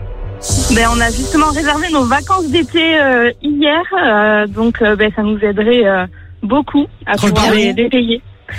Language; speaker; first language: French; native; French